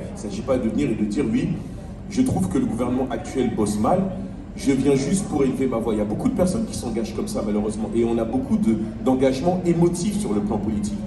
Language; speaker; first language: French; native; French